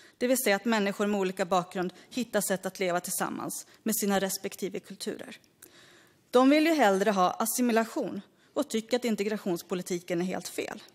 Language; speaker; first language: Swedish; early bilingual, other home language; Greek